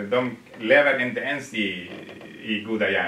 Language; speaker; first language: Swedish; non-native, fluent; Tigrinya